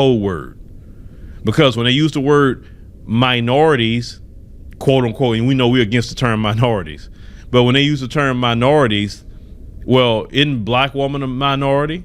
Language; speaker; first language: English; native; English